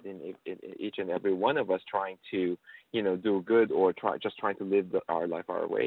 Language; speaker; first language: English; non-native, local second language; Filipino